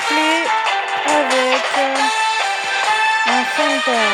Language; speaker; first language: French; native; French